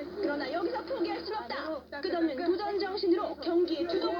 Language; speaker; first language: Korean; native; Korean